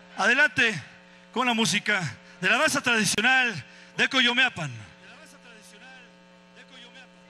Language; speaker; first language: Spanish; native; Spanish